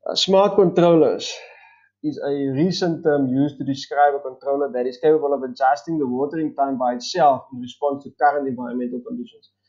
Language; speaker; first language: English; non-native, local second language; Afrikaans